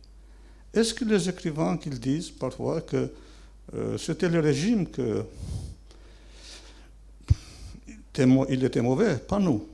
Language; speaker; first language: French; non-native, fluent; Albanian